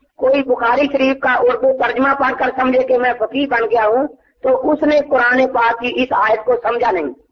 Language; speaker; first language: Urdu; non-native, local second language; Punjabi